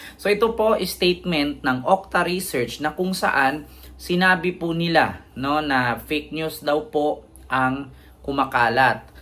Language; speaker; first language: Filipino; non-native, local second language; Cebuano